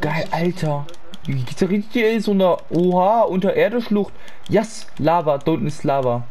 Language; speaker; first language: German; native; German